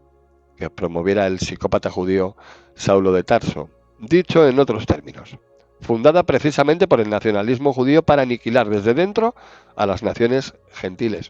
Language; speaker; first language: Spanish; native; Spanish